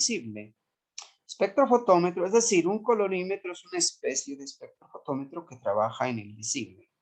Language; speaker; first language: Spanish; native; Spanish